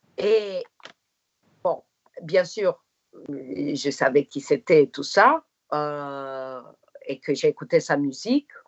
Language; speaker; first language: French; non-native, fluent; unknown